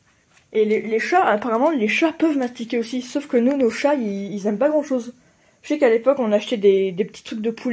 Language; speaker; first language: French; native; French